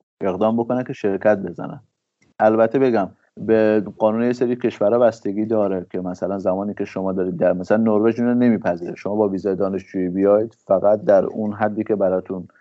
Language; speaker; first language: Persian; native; Persian